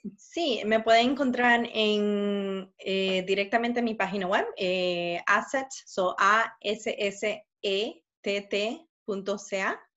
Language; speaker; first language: Spanish; early bilingual, heritage; Spanish